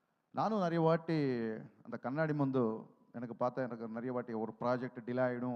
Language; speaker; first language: Tamil; non-native, learner; Telugu